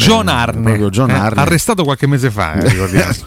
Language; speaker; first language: Italian; native; Italian